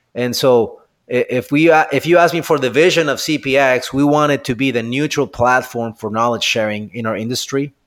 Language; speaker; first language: English; non-native, fluent; Spanish